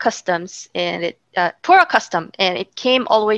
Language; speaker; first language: English; non-native, local second language; Filipino